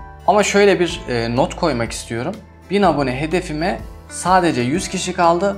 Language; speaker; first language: Turkish; native; Turkish